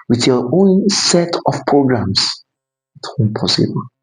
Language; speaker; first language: English; non-native, local second language; Yoruba